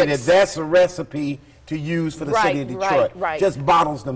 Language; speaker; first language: English; native; English